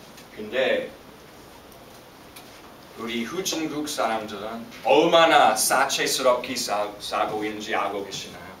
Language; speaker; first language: Korean; non-native, fluent; English